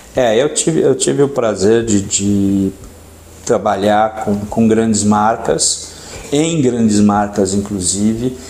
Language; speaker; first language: Portuguese; native; Portuguese